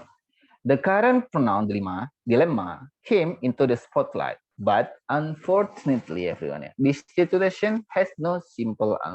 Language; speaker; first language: English; non-native, learner; Indonesian